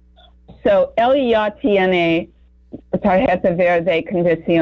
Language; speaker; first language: Spanish; non-native, learner; English